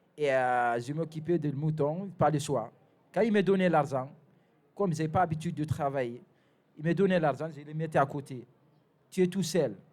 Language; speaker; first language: French; non-native, fluent; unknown